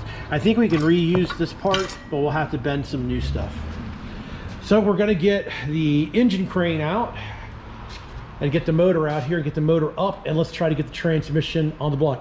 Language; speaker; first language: English; native; English